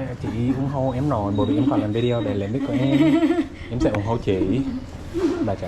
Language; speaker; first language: Vietnamese; non-native, learner; English